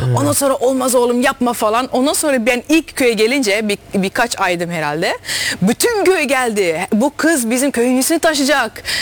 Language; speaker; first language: Turkish; early bilingual, heritage; Dutch